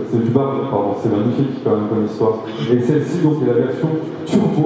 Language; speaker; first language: French; native; French